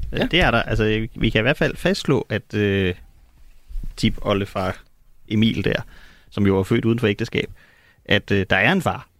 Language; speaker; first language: Danish; native; Danish